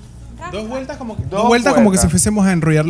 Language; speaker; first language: Spanish; native; Spanish